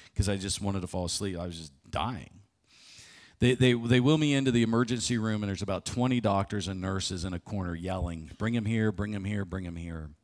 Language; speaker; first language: English; native; English